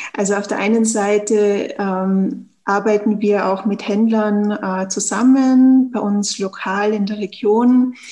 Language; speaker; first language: German; native; German